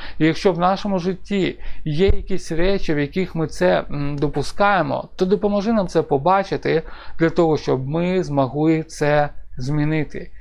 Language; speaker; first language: Ukrainian; non-native, local second language; Russian